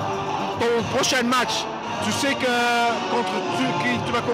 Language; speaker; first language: French; non-native, learner; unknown